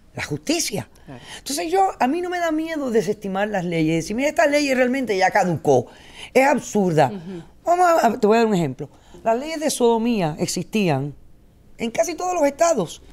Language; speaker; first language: Spanish; early bilingual, heritage; Spanish